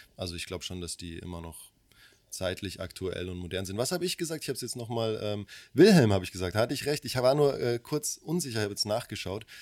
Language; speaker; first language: German; early bilingual, other home language; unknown